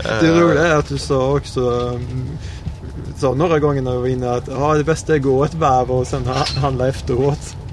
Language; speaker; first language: Swedish; native; Swedish